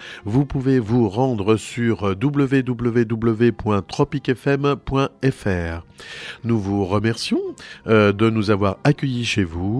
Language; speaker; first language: French; native; French